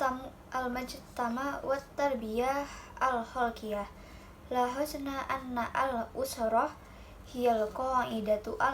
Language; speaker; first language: Arabic; non-native, learner; Indonesian